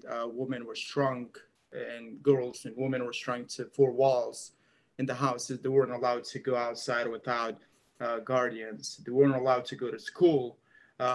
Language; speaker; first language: English; non-native, fluent; Persian